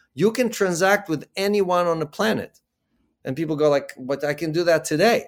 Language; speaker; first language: English; early bilingual, other home language; Ukrainian